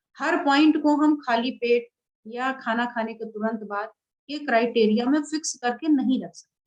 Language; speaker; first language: Hindi; native; Hindi